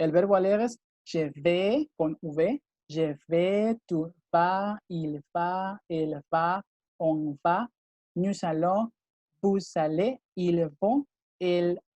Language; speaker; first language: French; non-native, fluent; Spanish